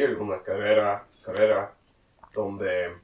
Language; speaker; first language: Spanish; non-native, learner; English